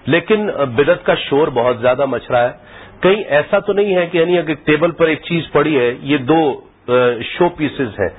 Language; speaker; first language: Urdu; native; Urdu